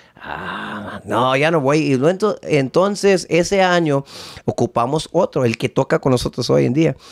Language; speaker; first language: Spanish; early bilingual, heritage; Spanish